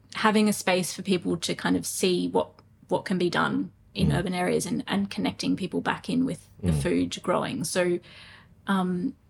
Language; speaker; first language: English; native; English